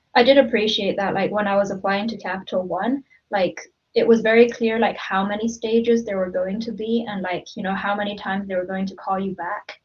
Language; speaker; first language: English; non-native, local second language; Cantonese